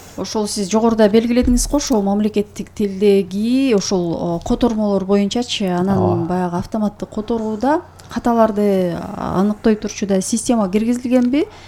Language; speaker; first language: Kyrgyz; native; Kyrgyz